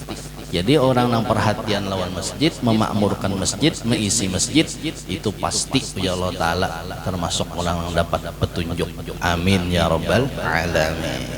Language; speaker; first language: Indonesian; non-native, local second language; Banjar